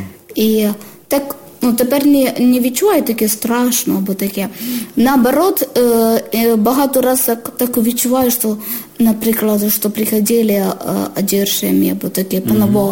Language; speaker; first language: Ukrainian; non-native, learner; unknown